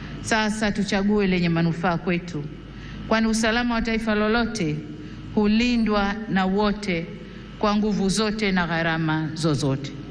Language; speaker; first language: Swahili; native; Swahili